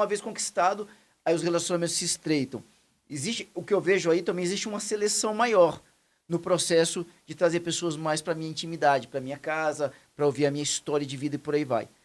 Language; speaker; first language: Portuguese; native; Portuguese